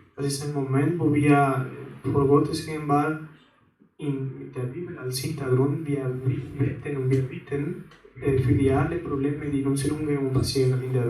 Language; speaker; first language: German; non-native, fluent; Spanish